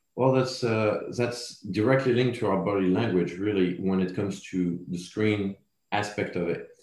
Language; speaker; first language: English; non-native, fluent; French